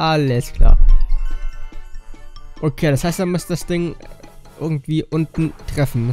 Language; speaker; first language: German; native; German